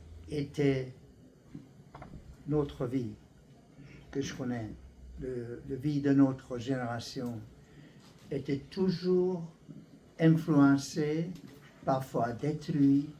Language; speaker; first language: French; non-native, learner; Hungarian